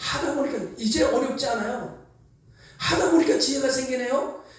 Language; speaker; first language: Korean; native; Korean